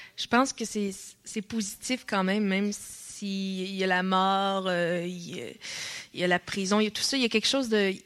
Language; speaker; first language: French; native; French